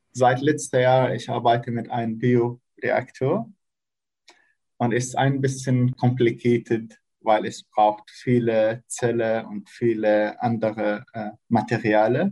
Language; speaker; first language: German; non-native, learner; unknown